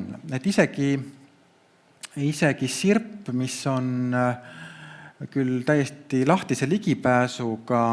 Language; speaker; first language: Estonian; native; Estonian